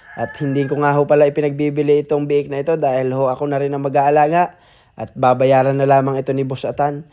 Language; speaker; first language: Filipino; native; Filipino